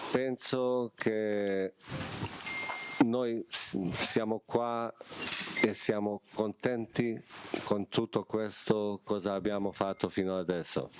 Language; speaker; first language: Italian; non-native, fluent; Bosnian